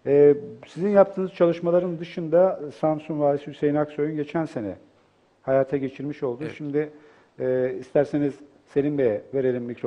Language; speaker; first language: Turkish; native; Turkish